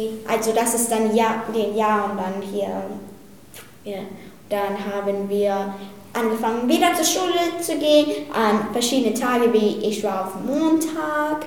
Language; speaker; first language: German; early bilingual, heritage; English